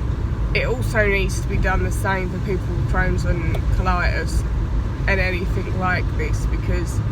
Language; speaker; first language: English; native; English